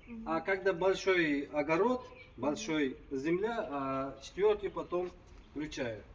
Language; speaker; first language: Russian; non-native, local second language; Uzbek